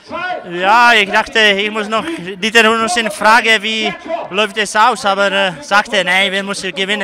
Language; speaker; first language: German; non-native, learner; Czech